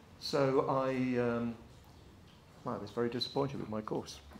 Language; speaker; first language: English; native; English